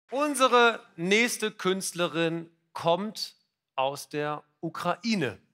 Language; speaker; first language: German; native; German